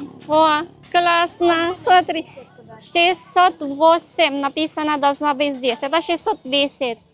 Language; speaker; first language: Russian; non-native, learner; Filipino